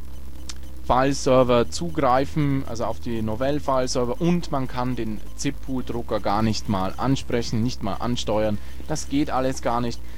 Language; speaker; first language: German; native; German